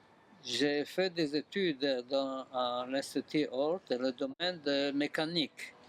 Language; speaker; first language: French; non-native, fluent; Hebrew